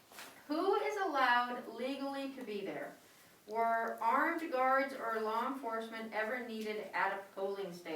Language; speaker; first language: English; native; English